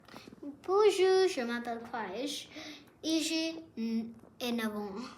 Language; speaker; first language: French; non-native, learner; English